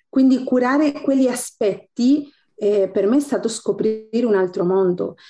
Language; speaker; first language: Italian; non-native, fluent; Spanish